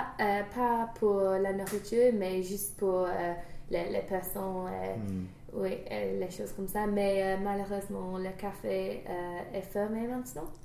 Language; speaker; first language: French; non-native, learner; English